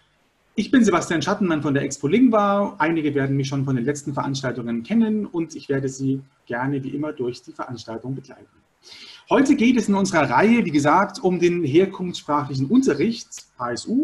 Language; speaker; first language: German; native; German